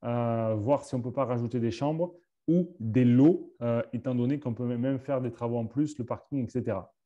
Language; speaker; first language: French; native; French